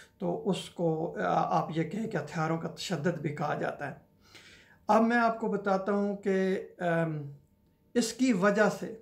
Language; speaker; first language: Urdu; non-native, local second language; Punjabi